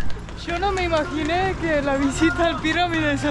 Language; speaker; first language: Spanish; non-native, fluent; Estonian